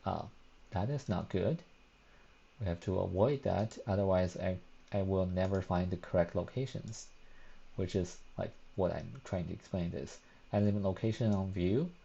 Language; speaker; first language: English; non-native, fluent; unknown